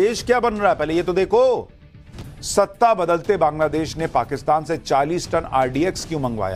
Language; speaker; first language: Hindi; native; Hindi